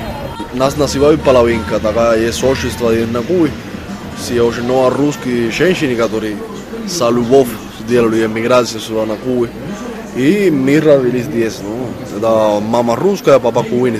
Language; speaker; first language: Russian; early bilingual, heritage; Spanish